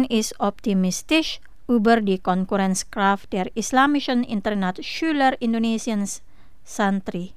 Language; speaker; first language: German; non-native, fluent; Indonesian